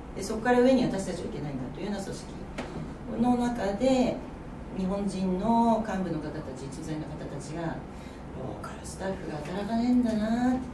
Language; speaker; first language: Japanese; native; Japanese